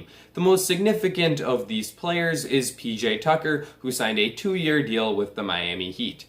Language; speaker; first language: English; native; English